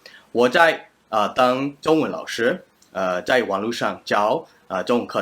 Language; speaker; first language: Chinese; non-native, fluent; Burmese